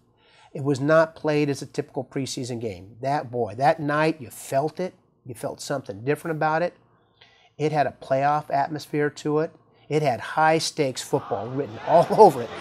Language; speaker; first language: English; native; English